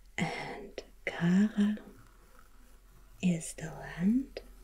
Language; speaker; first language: English; non-native, fluent; German